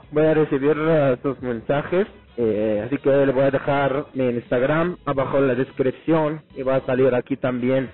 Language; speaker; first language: Spanish; non-native, fluent; Arabic